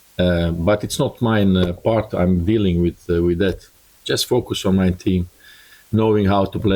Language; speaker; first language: English; non-native, learner; Croatian